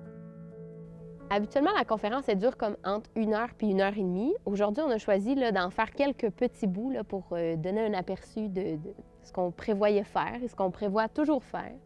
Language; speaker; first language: French; native; French